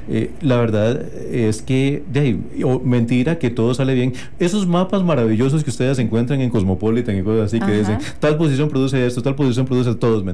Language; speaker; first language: Spanish; native; Spanish